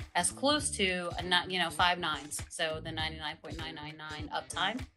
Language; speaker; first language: English; native; English